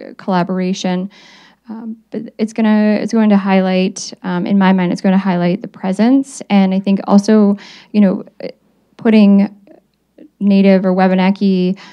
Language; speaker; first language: English; native; English